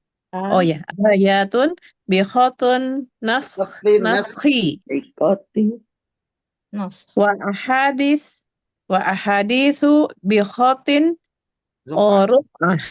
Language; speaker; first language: Arabic; non-native, learner; Indonesian